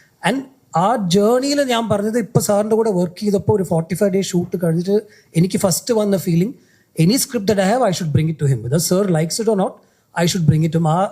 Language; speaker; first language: English; non-native, local second language; Malayalam